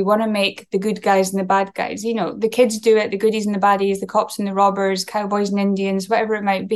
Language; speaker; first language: English; native; English